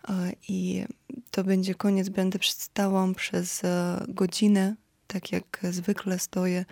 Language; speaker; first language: Polish; non-native, fluent; Ukrainian